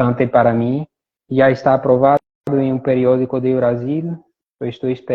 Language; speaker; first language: Spanish; non-native, fluent; Portuguese